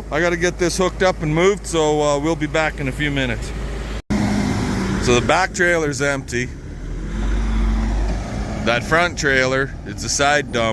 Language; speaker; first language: English; native; English